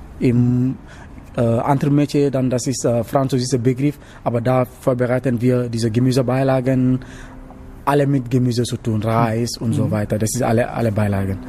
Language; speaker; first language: German; non-native, learner; Wolof